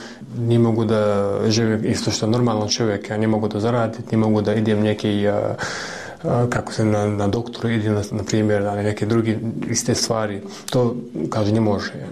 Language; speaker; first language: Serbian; non-native, learner; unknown